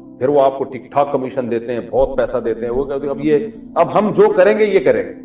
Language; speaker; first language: Urdu; native; Urdu